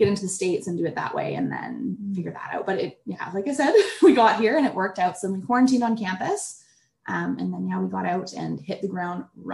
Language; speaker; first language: English; native; English